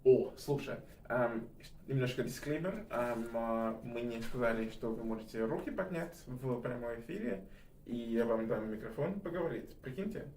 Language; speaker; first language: Russian; non-native, fluent; English